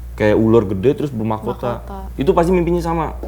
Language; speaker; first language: Indonesian; native; Indonesian